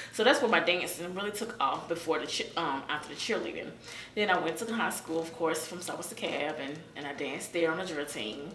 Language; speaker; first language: English; native; English